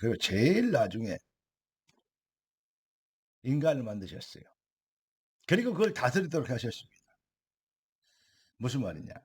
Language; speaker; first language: Korean; native; Korean